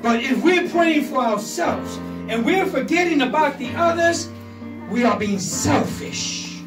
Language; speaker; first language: English; early bilingual, other home language; Spanish